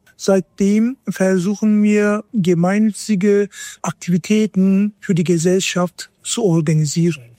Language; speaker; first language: German; non-native, fluent; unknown